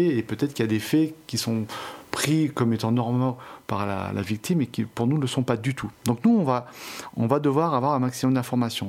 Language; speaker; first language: French; native; French